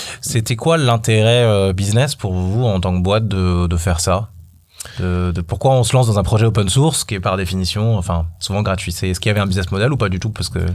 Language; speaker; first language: French; native; French